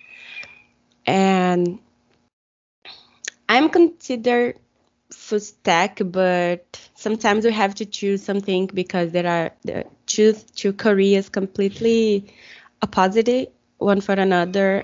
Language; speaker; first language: English; non-native, fluent; Portuguese